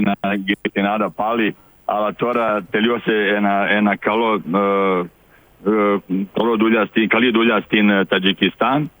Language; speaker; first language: Greek; non-native, learner; Serbian